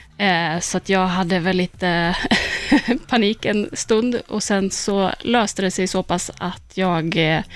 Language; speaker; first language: Swedish; native; Swedish